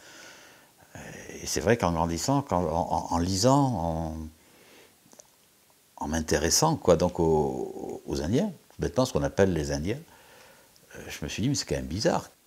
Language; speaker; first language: French; native; French